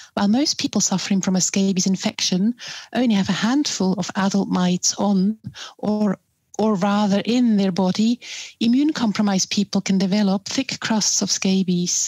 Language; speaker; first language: English; non-native, fluent; German